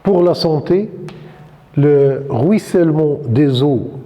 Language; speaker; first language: French; non-native, local second language; Arabic